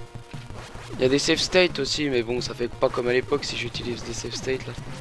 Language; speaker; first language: French; native; French